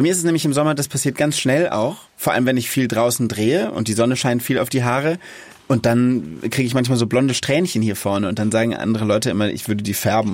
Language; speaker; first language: German; native; German